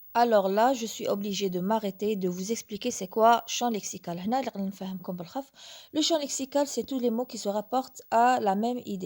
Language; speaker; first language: French; non-native, local second language; Arabic